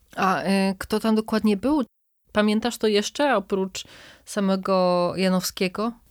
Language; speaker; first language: Polish; native; Polish